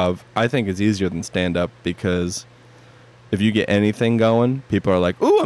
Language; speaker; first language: English; native; English